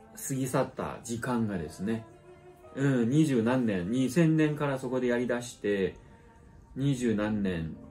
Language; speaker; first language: Japanese; non-native, fluent; Chinese